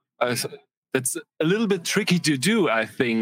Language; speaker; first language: English; non-native, fluent; German